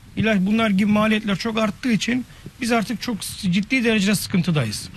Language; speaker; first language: Turkish; native; Turkish